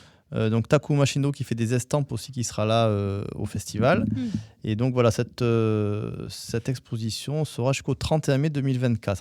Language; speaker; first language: French; native; French